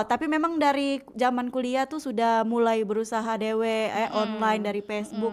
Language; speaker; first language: Indonesian; native; Indonesian